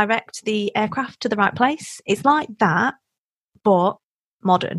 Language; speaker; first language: English; native; English